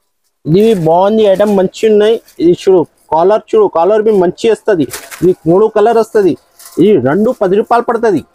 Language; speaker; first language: Telugu; non-native, local second language; Urdu